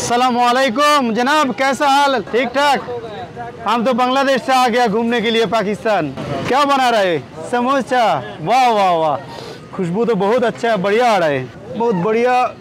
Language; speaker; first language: Hindi; non-native, learner; Bangla